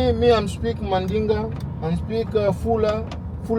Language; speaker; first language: English; non-native, learner; Mandingo